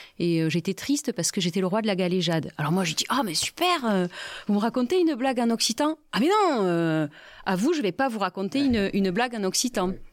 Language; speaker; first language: French; native; French